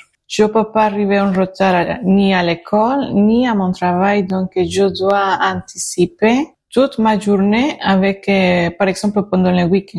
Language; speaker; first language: French; non-native, learner; Spanish